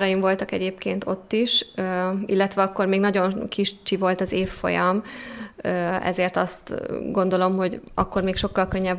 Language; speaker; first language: Hungarian; native; Hungarian